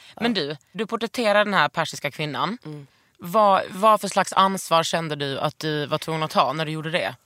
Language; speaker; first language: Swedish; native; Swedish